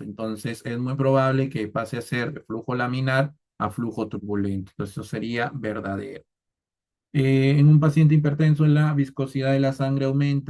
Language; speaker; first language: Spanish; native; Spanish